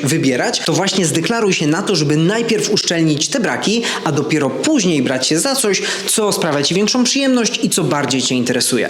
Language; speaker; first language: Polish; native; Polish